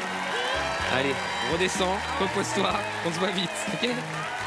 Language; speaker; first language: French; native; French